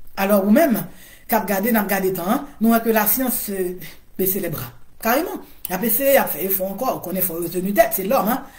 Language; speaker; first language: French; non-native, local second language; Haitian Creole